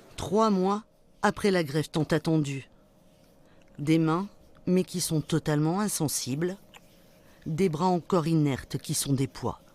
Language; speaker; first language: French; native; French